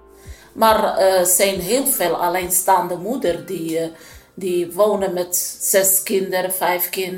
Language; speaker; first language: Dutch; non-native, learner; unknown